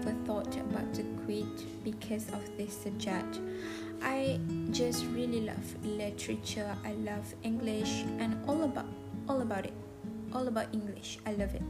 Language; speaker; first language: English; non-native, local second language; Pattani Malay